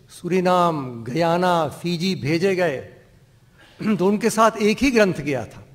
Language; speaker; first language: Hindi; non-native, local second language; Dogri